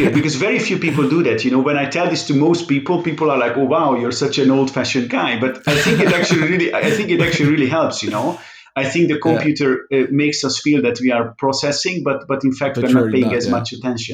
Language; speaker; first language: English; non-native, fluent; Hungarian